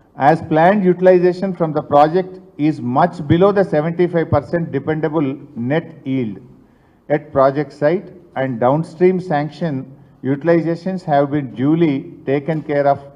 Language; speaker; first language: English; non-native, local second language; Telugu